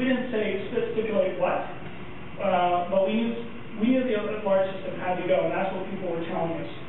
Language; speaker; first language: English; native; English